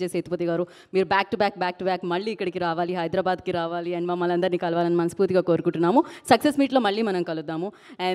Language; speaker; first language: Telugu; native; Telugu